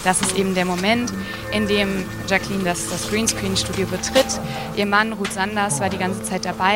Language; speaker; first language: German; native; German